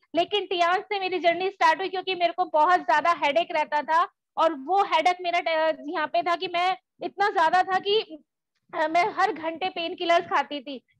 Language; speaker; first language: Hindi; native; Hindi